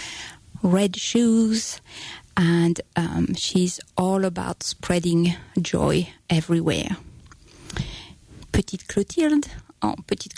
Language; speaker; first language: English; non-native, fluent; French